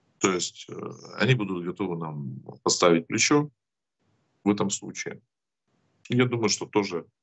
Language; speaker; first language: Russian; native; Russian